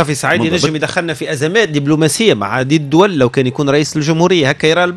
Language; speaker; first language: Arabic; native; Arabic